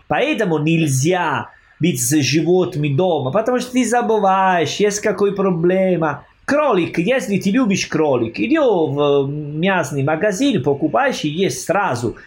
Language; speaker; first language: Russian; non-native, learner; Italian